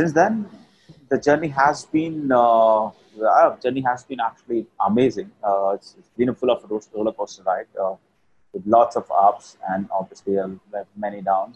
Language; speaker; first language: English; non-native, local second language; Hindi